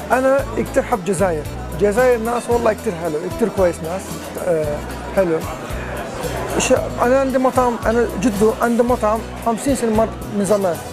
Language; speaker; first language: Arabic; non-native, learner; Turkish